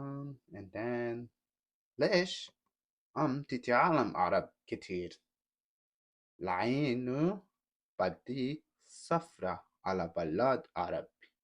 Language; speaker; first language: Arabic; non-native, learner; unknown